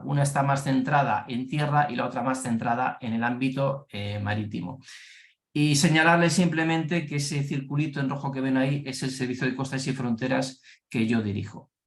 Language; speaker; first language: Spanish; native; Spanish